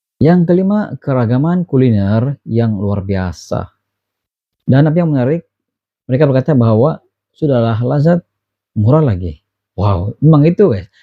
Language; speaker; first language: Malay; native; Malay